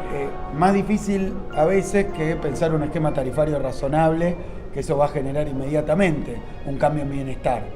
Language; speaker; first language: Spanish; native; Spanish